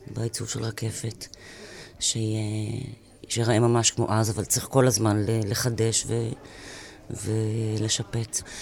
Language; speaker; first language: Hebrew; non-native, fluent; French